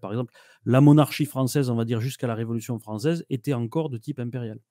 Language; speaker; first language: French; native; French